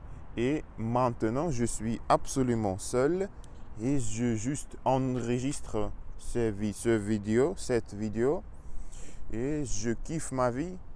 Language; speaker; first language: French; non-native, learner; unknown